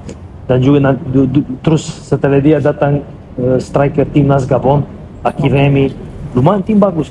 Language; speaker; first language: Indonesian; non-native, fluent; Serbian